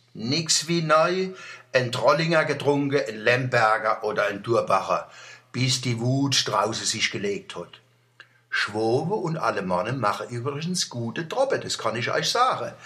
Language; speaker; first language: German; native; German